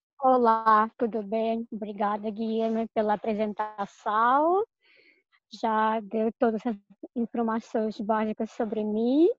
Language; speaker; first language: Portuguese; non-native, fluent; Russian